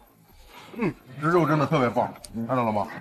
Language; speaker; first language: Chinese; native; Chinese